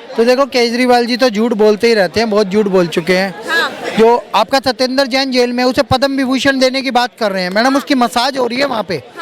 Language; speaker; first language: Hindi; native; Hindi